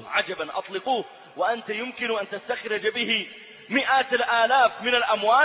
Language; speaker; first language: Arabic; native; Arabic